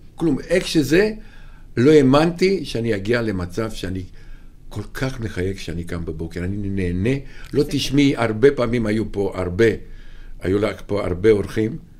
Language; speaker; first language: Hebrew; non-native, fluent; Romanian